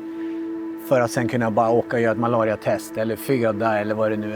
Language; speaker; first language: Swedish; native; Swedish